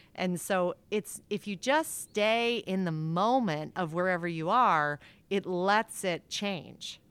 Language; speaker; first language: English; native; English